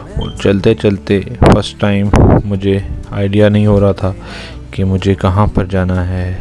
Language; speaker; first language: Urdu; non-native, local second language; Punjabi